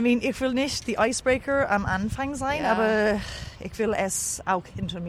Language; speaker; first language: German; non-native, learner; English